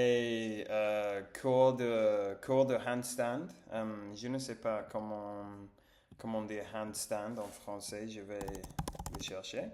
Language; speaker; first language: French; non-native, learner; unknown